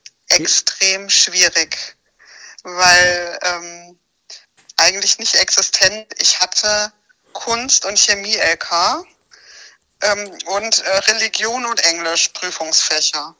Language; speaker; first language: German; native; German